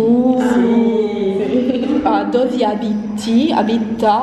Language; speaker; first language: Italian; non-native, learner; Portuguese